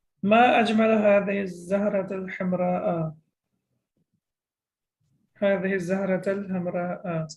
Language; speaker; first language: Arabic; non-native, fluent; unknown